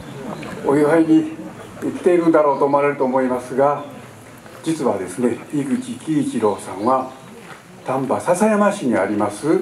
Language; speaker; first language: Japanese; native; Japanese